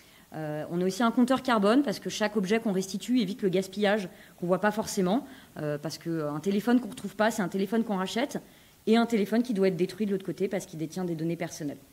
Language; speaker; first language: French; native; French